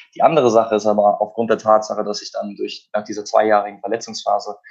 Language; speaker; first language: German; native; German